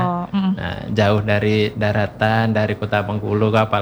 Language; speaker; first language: Indonesian; non-native, local second language; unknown